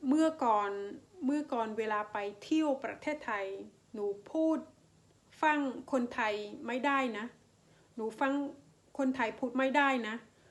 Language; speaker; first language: Thai; non-native, learner; Khmer